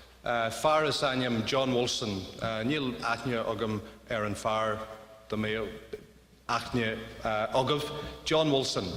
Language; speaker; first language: Irish; non-native, learner; English